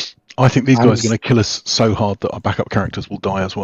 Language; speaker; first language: English; native; English